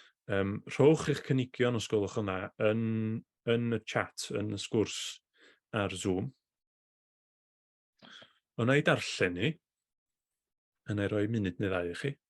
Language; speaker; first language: Welsh; native; Welsh